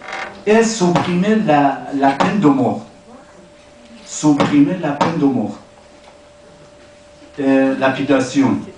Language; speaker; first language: French; non-native, learner; Persian